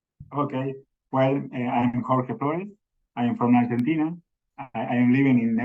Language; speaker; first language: English; non-native, learner; Spanish